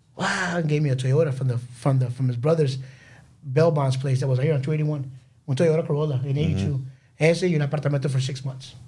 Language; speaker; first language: English; early bilingual, other home language; Spanish